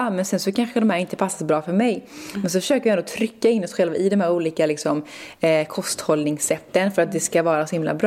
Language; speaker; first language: Swedish; native; Swedish